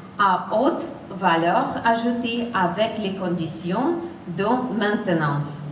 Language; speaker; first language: French; non-native, fluent; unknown